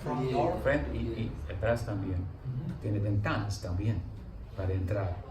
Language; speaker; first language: Spanish; non-native, learner; English